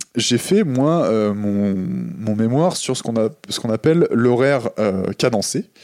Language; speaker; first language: French; native; French